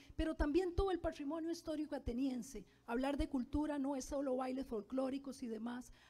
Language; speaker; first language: Spanish; native; Spanish